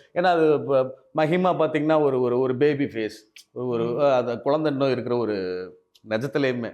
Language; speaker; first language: Tamil; native; Tamil